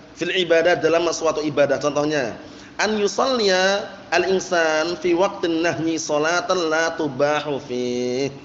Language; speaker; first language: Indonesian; native; Indonesian